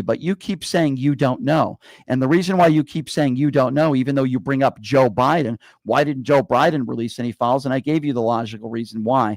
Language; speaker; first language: English; native; English